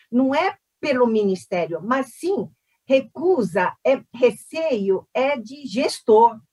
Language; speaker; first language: Portuguese; early bilingual, other home language; Korean